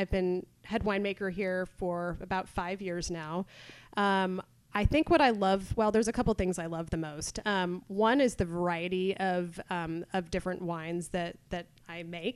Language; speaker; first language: English; native; English